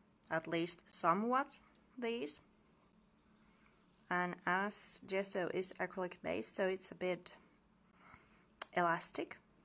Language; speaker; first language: English; non-native, fluent; Finnish